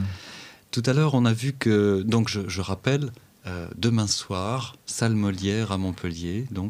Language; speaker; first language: French; native; French